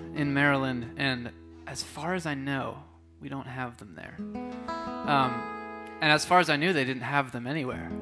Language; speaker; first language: English; native; English